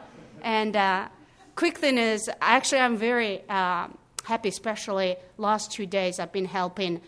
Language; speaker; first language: English; non-native, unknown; Mongolian